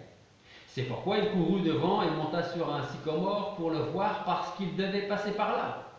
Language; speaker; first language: French; native; French